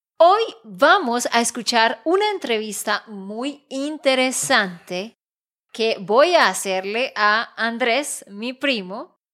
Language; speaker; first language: Spanish; native; Spanish